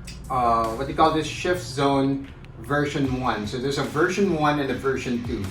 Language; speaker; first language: English; non-native, local second language; Filipino